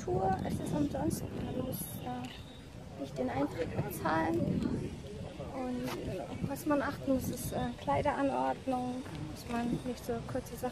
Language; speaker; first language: German; non-native, fluent; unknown